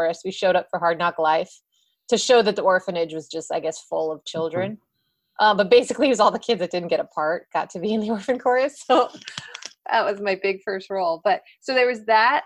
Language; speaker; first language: English; native; English